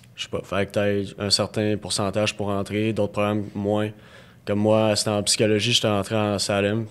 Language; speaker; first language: French; native; French